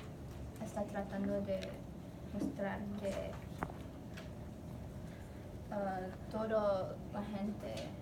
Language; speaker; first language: Spanish; non-native, learner; English